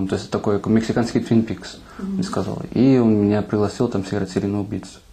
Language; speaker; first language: Russian; non-native, fluent; Spanish